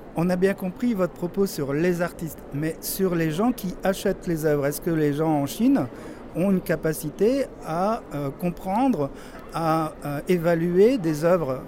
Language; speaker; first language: French; native; French